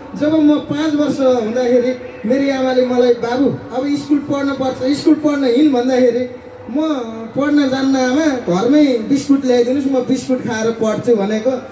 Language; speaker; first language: Nepali; native; Nepali